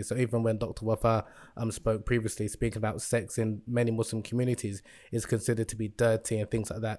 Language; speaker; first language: English; native; English